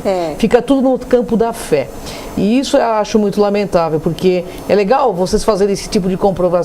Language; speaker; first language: Portuguese; native; Portuguese